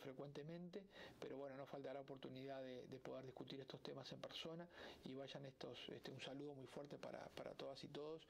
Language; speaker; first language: Spanish; native; Spanish